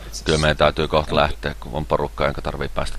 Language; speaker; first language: Finnish; native; Finnish